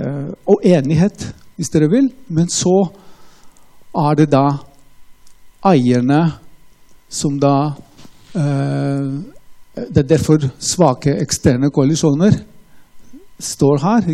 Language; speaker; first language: Norwegian; non-native, fluent; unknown